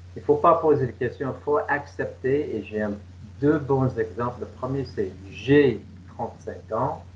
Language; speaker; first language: French; non-native, fluent; English